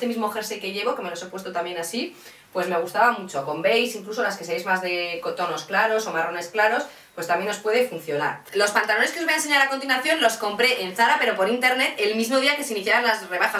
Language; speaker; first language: Spanish; native; Spanish